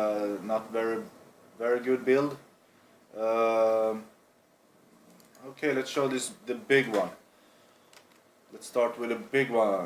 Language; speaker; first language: English; non-native, fluent; Swedish